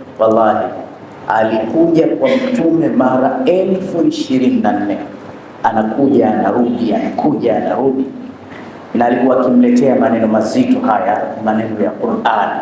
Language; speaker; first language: Swahili; native; Swahili